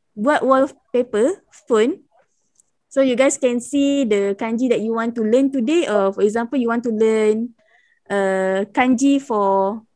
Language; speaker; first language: English; non-native, local second language; Malay